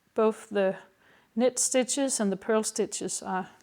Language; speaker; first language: English; non-native, fluent; Danish